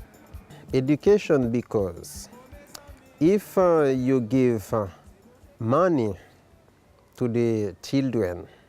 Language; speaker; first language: English; non-native, local second language; Haitian Creole